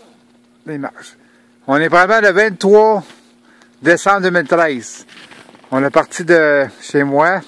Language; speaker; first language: French; native; French